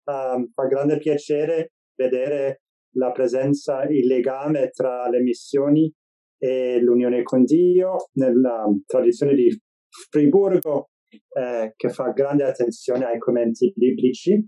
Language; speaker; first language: Italian; non-native, fluent; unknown